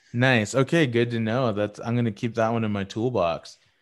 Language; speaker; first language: English; early bilingual, other home language; Spanish